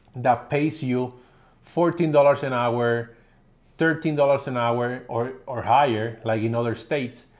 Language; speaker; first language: English; non-native, fluent; Spanish